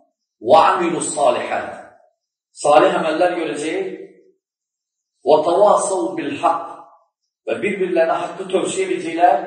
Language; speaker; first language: Turkish; non-native, learner; Azerbaijani